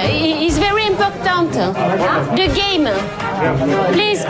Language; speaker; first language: English; non-native, learner; French